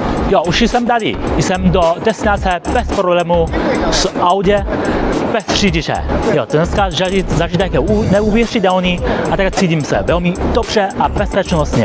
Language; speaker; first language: Czech; non-native, learner; Chinese